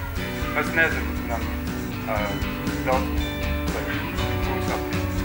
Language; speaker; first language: Latvian; non-native, learner; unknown